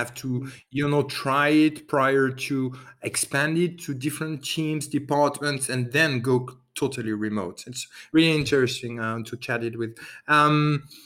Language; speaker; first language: English; non-native, fluent; French